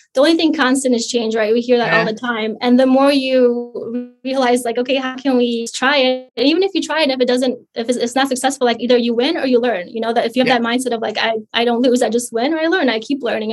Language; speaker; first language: English; early bilingual, other home language; Polish